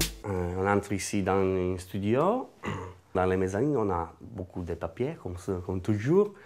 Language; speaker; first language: French; non-native, learner; Italian